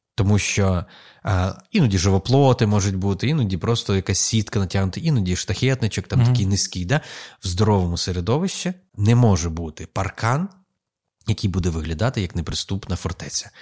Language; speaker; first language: Ukrainian; native; Ukrainian